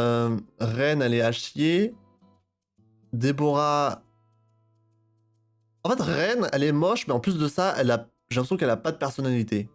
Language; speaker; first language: French; native; French